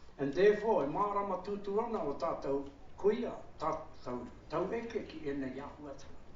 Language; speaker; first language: Māori; native; Māori